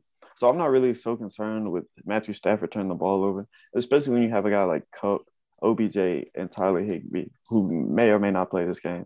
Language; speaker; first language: English; native; English